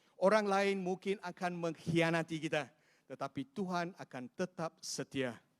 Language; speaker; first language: Malay; non-native, local second language; Chinese